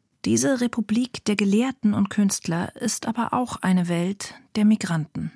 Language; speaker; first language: German; native; German